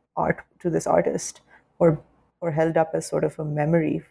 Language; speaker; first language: English; non-native, local second language; Urdu